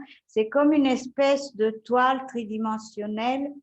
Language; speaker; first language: French; non-native, fluent; Italian